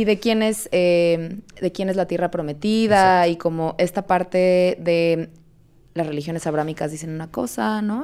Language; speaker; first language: Spanish; native; Spanish